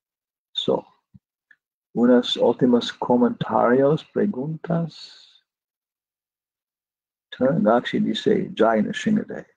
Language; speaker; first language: Spanish; non-native, fluent; English